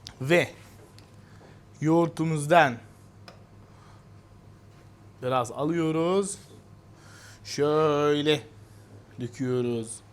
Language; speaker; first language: Turkish; non-native, fluent; Arabic